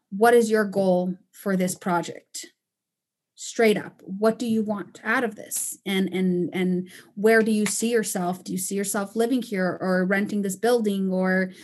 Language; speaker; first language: English; non-native, fluent; Spanish